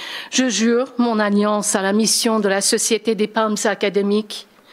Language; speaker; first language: French; non-native, fluent; English